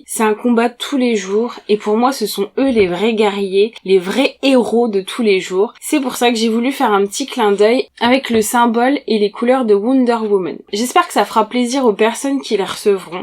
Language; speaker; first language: French; native; French